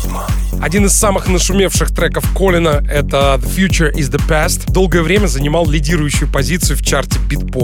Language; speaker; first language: Russian; native; Russian